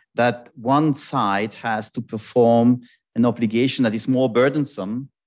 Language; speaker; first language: English; non-native, fluent; German